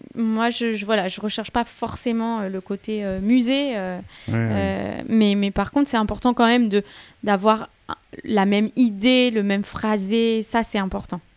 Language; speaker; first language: French; native; French